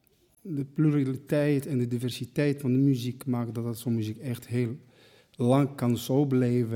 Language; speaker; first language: Dutch; non-native, fluent; Arabic